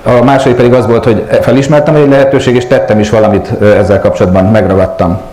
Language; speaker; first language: Hungarian; native; Hungarian